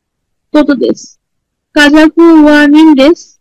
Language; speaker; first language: Japanese; non-native, learner; Bangla